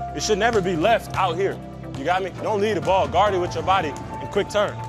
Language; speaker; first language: English; native; English